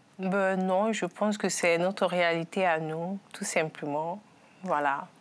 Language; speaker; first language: French; non-native, local second language; Sango